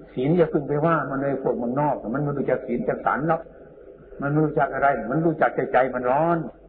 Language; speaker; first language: Thai; non-native, local second language; Northeastern Thai